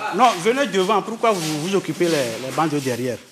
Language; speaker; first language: French; non-native, local second language; Ewe